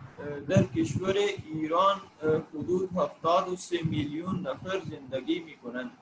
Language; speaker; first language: Persian; non-native, learner; Urdu